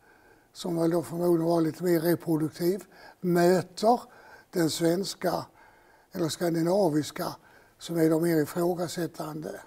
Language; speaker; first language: Swedish; native; Swedish